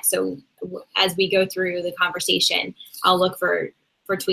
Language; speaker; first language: English; native; English